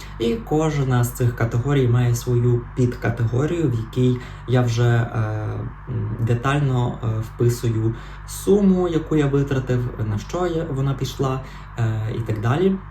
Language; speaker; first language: Ukrainian; non-native, local second language; Russian